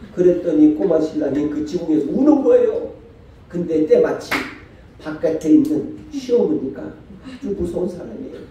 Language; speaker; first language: Korean; native; Korean